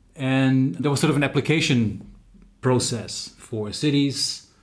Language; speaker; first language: English; non-native, fluent; Dutch